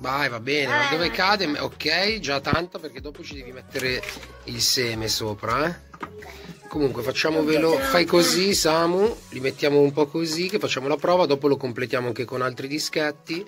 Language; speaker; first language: Italian; native; Italian